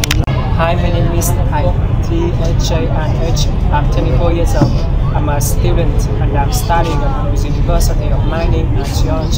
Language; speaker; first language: English; non-native, learner; Vietnamese